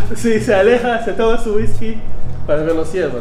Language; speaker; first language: Spanish; non-native, fluent; Hebrew